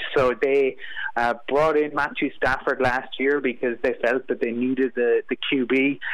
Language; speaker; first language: English; native; English